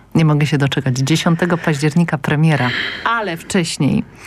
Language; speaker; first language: Polish; native; Polish